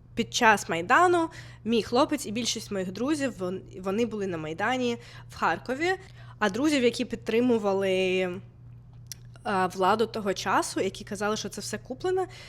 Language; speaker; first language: Ukrainian; non-native, local second language; Russian